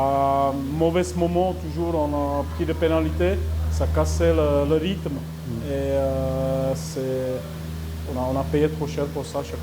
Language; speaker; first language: French; non-native, fluent; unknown